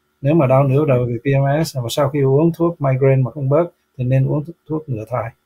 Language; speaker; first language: Vietnamese; native; Vietnamese